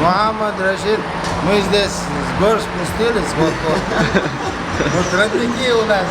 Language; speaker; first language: Russian; non-native, local second language; Chechen